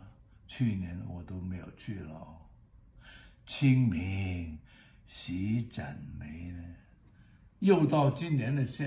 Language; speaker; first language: Chinese; non-native, local second language; Cantonese